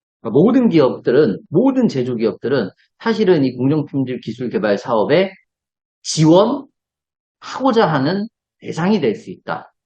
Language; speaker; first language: Korean; native; Korean